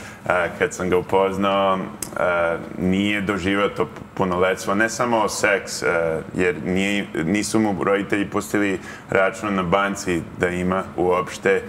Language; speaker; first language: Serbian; early bilingual, heritage; Serbian